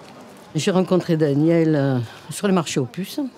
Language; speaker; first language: French; native; French